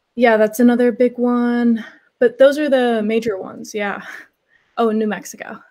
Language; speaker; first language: English; native; English